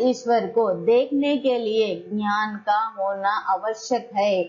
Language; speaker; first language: Hindi; non-native, local second language; Telugu